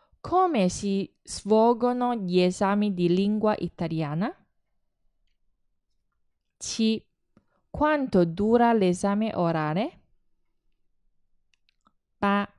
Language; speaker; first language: Italian; non-native, fluent; Chinese